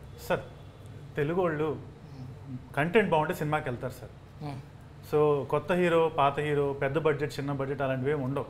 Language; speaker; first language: Telugu; native; Telugu